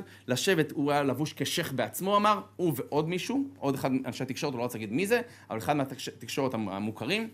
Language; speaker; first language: Hebrew; native; Hebrew